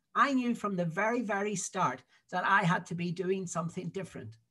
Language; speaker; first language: English; native; English